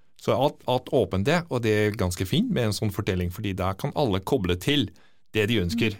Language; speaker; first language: Norwegian; non-native, fluent; Dutch